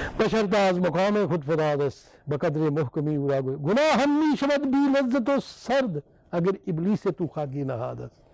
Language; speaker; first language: Urdu; non-native, local second language; Punjabi